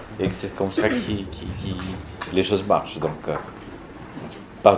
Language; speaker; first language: French; non-native, learner; Portuguese